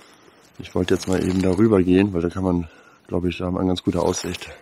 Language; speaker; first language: German; native; German